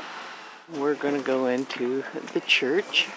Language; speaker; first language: English; native; English